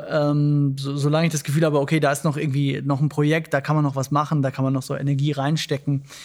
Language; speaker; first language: German; native; German